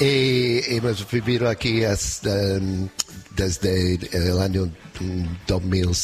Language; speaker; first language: Spanish; non-native, learner; English